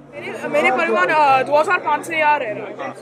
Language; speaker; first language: Hindi; early bilingual, other home language; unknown